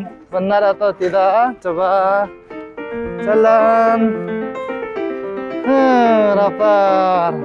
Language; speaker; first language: Indonesian; non-native, fluent; Korean